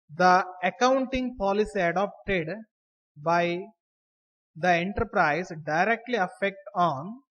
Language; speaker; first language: English; non-native, local second language; Kannada